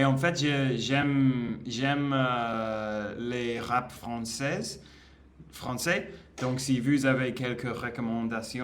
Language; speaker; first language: French; non-native, learner; English